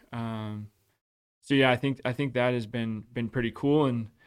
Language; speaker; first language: English; native; English